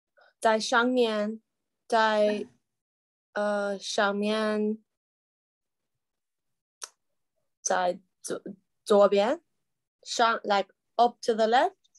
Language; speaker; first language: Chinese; non-native, learner; English